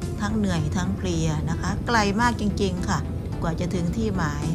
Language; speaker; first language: Thai; native; Thai